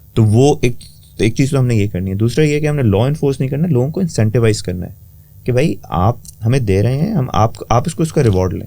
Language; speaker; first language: Urdu; native; Urdu